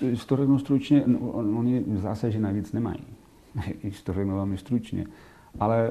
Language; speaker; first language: Czech; non-native, fluent; Catalan